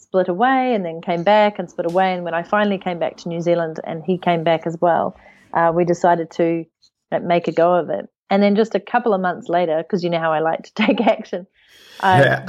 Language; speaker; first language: English; native; English